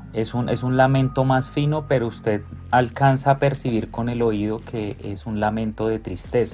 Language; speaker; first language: Spanish; native; Spanish